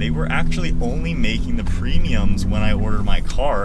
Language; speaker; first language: English; native; English